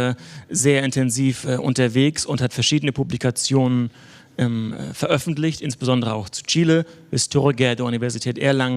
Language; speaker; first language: German; native; German